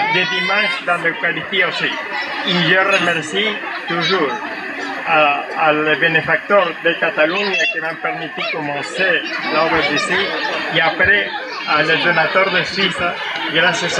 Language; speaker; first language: French; non-native, learner; Spanish